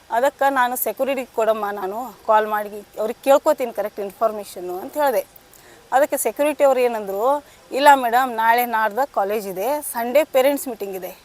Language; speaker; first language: Kannada; non-native, local second language; Lambadi